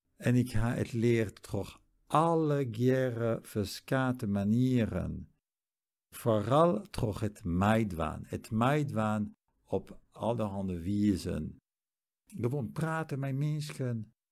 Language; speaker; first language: Western Frisian; non-native, fluent; German